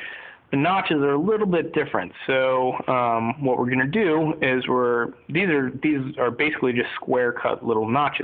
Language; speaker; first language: English; native; English